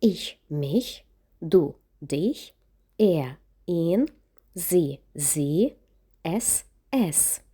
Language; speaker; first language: German; non-native, fluent; Ukrainian